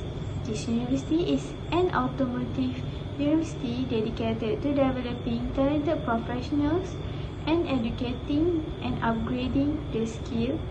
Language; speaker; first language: English; non-native, fluent; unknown